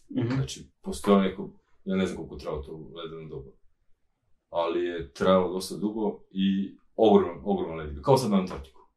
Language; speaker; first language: Serbian; non-native, local second language; Romanian